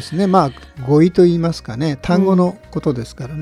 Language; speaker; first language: Japanese; native; Japanese